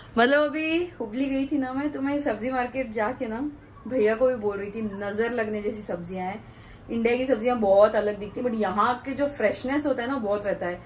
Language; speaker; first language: Hindi; non-native, local second language; Marathi